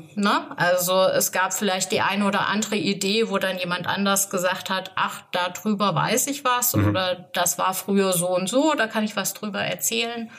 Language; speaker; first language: German; native; German